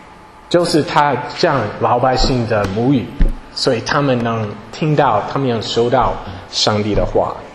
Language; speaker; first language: Chinese; non-native, fluent; English